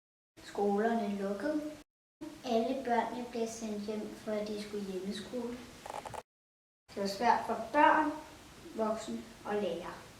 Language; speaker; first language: Danish; non-native, learner; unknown